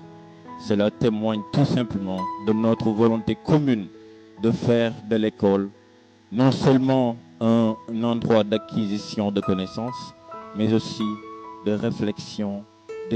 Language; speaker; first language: French; non-native, local second language; Wolof